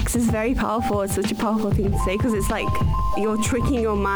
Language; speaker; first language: English; native; English